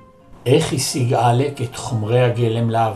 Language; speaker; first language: Hebrew; native; Hebrew